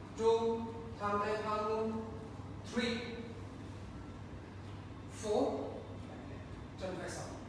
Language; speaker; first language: Vietnamese; non-native, learner; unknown